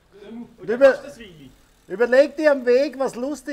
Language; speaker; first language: German; native; German